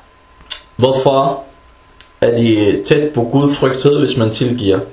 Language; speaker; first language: Danish; early bilingual, other home language; Arabic